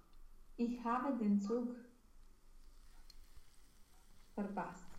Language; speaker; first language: German; non-native, learner; Romanian